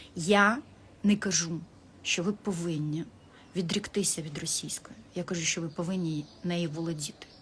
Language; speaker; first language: Ukrainian; non-native, local second language; Russian